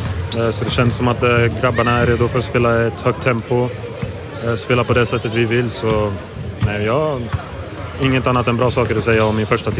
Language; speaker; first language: Swedish; native; Swedish